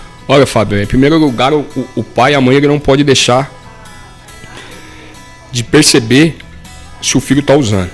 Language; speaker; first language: Portuguese; native; Portuguese